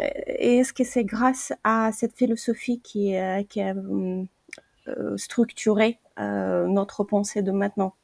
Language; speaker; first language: French; non-native, fluent; Ukrainian